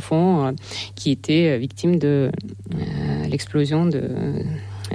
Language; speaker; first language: French; non-native, fluent; Ukrainian